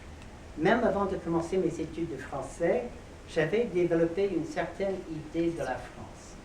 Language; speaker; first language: French; non-native, fluent; English